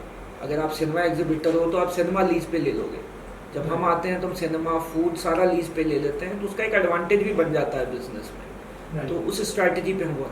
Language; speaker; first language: Hindi; native; Hindi